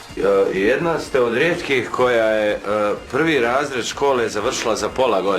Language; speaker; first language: Bosnian; native; Bosnian